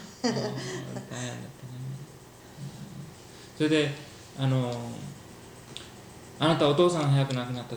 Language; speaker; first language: Japanese; early bilingual, heritage; Japanese